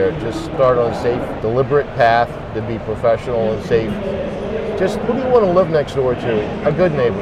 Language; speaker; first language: English; native; English